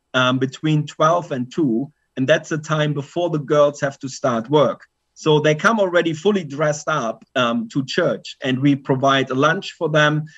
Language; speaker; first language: English; non-native, fluent; German